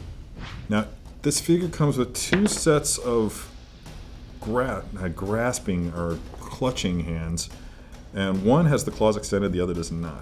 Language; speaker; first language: English; native; English